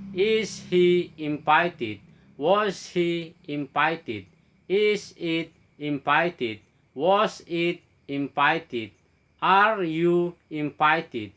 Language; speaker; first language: English; non-native, fluent; Indonesian